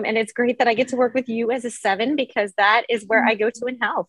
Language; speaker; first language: English; native; English